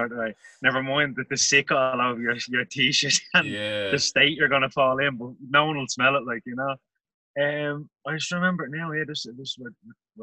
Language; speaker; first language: English; native; English